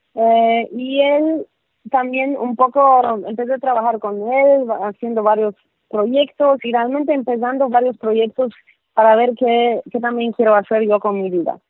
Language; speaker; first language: Spanish; non-native, fluent; Polish